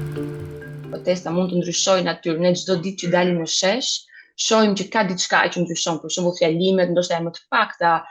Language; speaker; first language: Albanian; native; Albanian